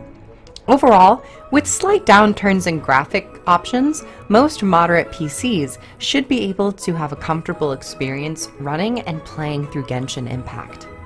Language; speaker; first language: English; native; English